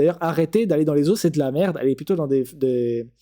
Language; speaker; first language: French; native; French